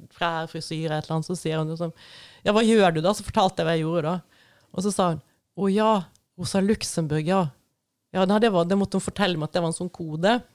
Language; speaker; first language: Norwegian; native; Norwegian